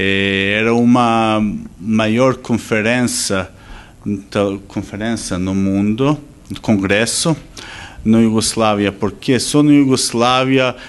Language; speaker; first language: Portuguese; non-native, fluent; Serbian